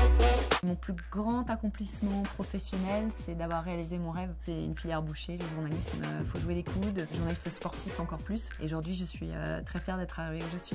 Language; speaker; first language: French; native; French